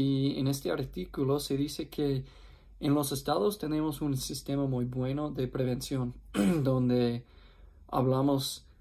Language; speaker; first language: Spanish; non-native, fluent; English